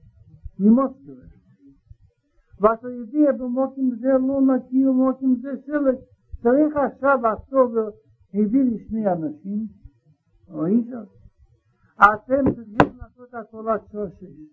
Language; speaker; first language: Hebrew; non-native, learner; Russian